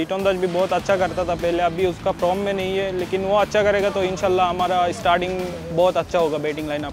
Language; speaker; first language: Hindi; non-native, fluent; Bangla